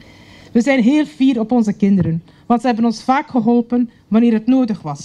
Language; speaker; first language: Dutch; native; Dutch